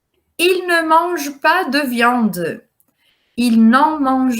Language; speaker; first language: French; non-native, fluent; Portuguese